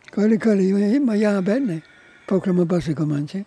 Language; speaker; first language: Nepali; non-native, learner; English